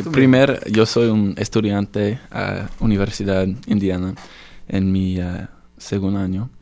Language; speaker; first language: Spanish; non-native, learner; English